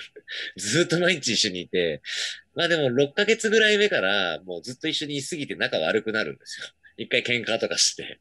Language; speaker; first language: Japanese; native; Japanese